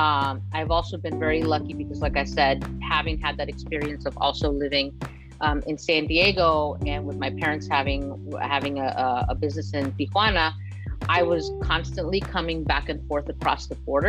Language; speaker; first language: English; early bilingual, other home language; Spanish